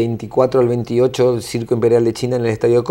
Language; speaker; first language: Spanish; native; Spanish